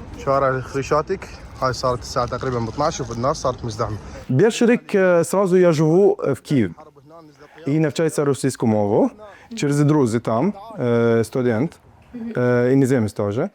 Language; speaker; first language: Ukrainian; non-native, learner; Arabic